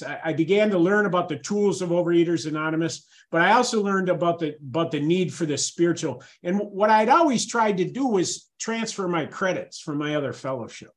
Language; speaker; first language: English; native; English